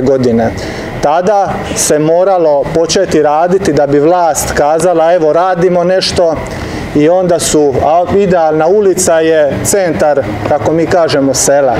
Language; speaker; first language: Serbian; native; Serbian